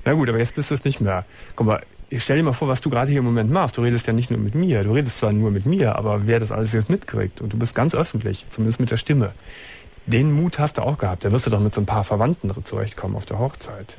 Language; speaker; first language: German; native; German